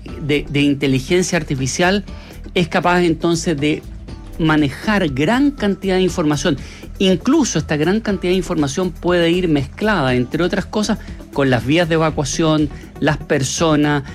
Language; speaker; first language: Spanish; native; Spanish